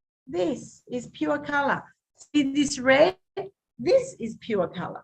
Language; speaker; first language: English; native; English